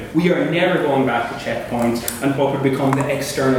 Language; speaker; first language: English; native; English